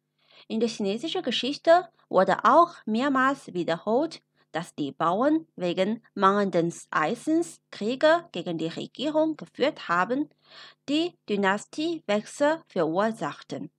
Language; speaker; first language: German; non-native, fluent; Chinese